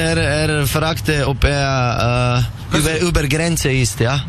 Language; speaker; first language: German; non-native, learner; Slovenian